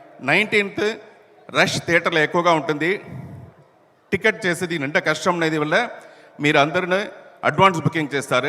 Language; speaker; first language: Telugu; early bilingual, heritage; Telugu